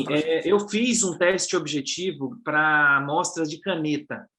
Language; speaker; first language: Portuguese; native; Portuguese